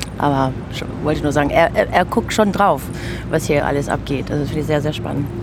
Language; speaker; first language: German; non-native, fluent; English